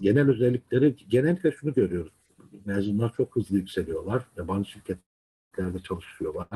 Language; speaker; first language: Turkish; native; Turkish